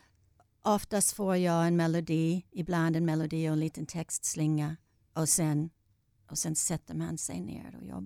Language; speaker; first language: Swedish; non-native, fluent; English